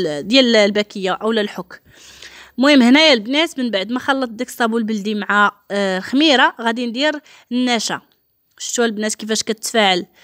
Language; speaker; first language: Arabic; native; Arabic